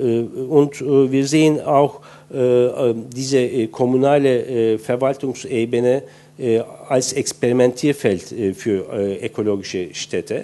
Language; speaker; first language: German; non-native, fluent; Turkish